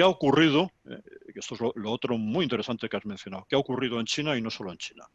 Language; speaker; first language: Spanish; native; Spanish